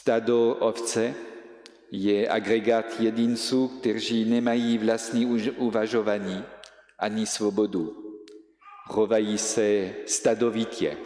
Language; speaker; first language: Czech; non-native, fluent; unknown